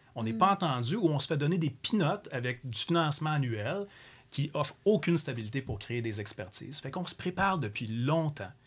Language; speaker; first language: French; native; French